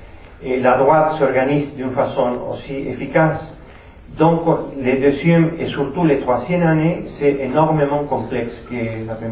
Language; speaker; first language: French; non-native, fluent; Spanish